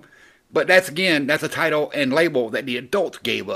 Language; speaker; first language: English; native; English